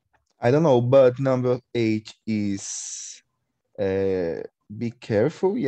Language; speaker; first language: English; non-native, learner; Portuguese